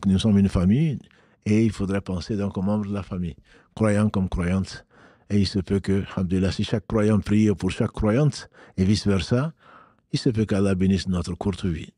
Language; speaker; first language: French; native; French